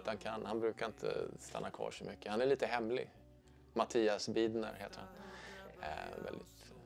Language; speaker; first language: Swedish; native; Swedish